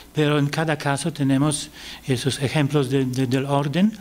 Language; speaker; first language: Spanish; non-native, fluent; Polish